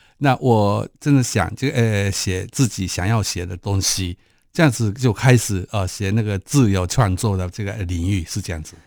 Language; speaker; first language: Chinese; non-native, fluent; Japanese